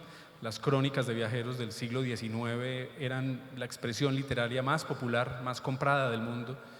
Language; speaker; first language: Spanish; native; Spanish